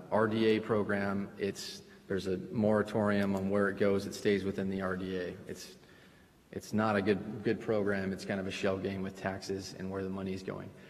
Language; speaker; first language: English; early bilingual, other home language; Spanish